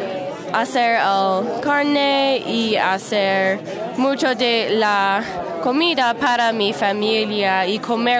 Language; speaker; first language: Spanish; non-native, learner; English